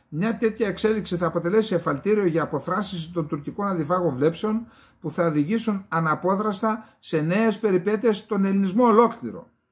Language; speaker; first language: Greek; native; Greek